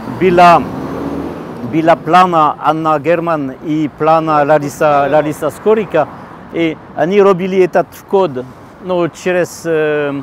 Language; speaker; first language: Ukrainian; non-native, learner; French